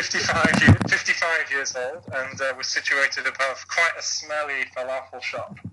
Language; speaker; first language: English; native; English